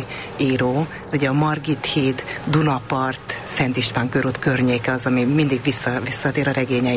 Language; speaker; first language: Hungarian; native; Hungarian